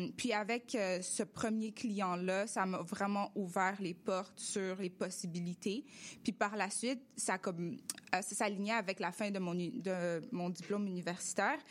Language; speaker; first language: French; early bilingual, other home language; Russian